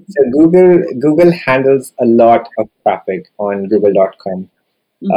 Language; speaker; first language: English; non-native, local second language; Hindi